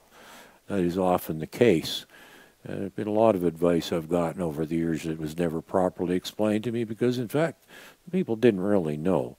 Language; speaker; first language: English; native; English